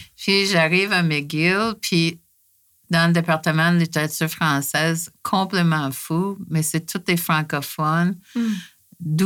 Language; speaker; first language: French; non-native, fluent; English